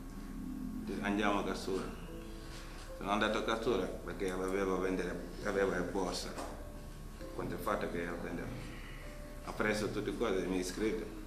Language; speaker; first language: Italian; non-native, learner; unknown